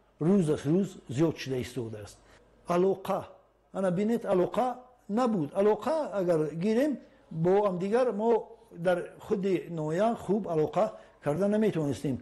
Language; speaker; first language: Tajik; non-native, local second language; Shughni